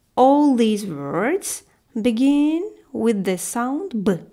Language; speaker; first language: English; non-native, fluent; Azerbaijani